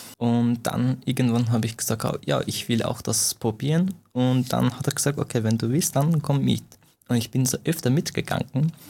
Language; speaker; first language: German; non-native, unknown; Persian